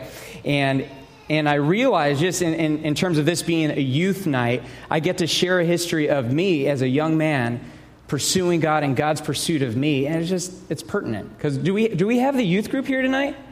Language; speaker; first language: English; native; English